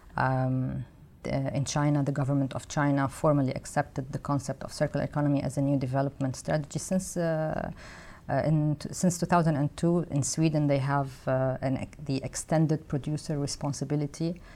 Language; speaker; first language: English; non-native, fluent; Arabic